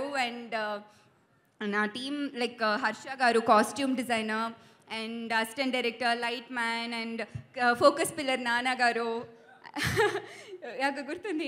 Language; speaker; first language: Telugu; non-native, learner; Tamil